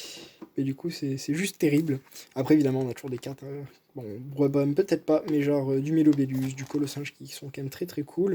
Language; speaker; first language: French; native; French